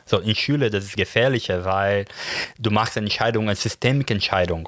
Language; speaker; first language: German; non-native, learner; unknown